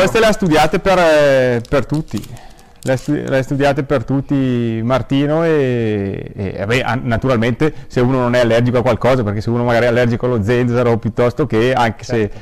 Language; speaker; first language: Italian; native; Italian